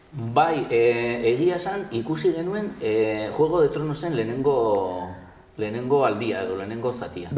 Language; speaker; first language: Basque; non-native, local second language; Spanish